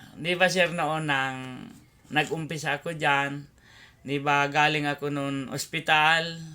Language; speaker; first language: Filipino; non-native, local second language; Bikol